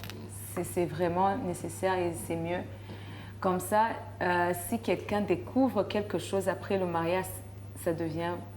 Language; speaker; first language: French; non-native, local second language; Rundi